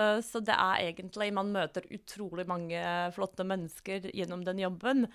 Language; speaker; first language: Norwegian; non-native, fluent; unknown